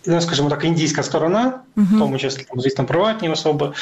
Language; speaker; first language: Ukrainian; native; Ukrainian